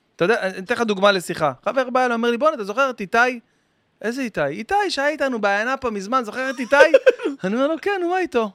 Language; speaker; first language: Hebrew; native; Hebrew